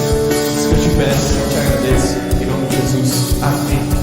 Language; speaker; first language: Portuguese; native; Portuguese